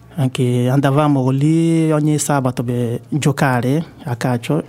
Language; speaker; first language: Italian; non-native, learner; Igbo